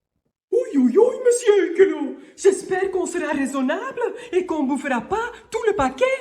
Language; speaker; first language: French; native; French